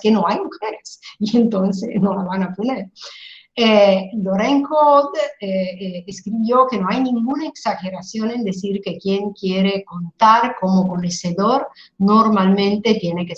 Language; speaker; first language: Spanish; non-native, fluent; Italian